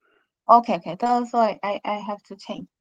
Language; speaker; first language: English; non-native, learner; Chinese